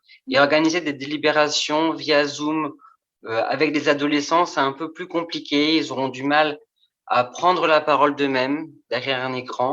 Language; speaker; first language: French; native; French